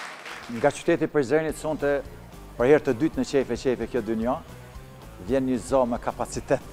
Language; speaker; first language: Albanian; native; Albanian